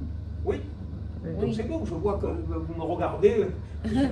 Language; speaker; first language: French; native; French